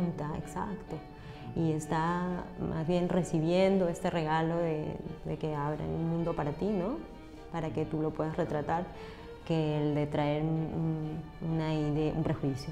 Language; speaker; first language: Spanish; native; Spanish